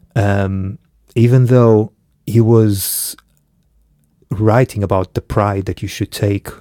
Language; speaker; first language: English; early bilingual, other home language; Portuguese